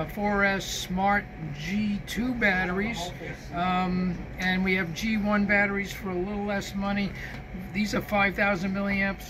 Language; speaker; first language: English; native; English